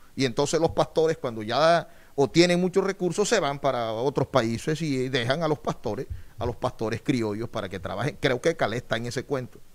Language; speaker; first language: Spanish; native; Spanish